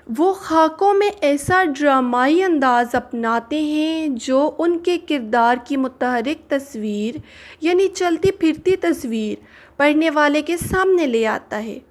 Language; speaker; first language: Urdu; non-native, local second language; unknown